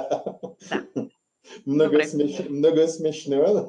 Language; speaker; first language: Bulgarian; non-native, learner; French